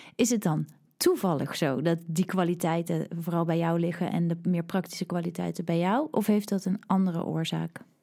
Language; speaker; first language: Dutch; native; Dutch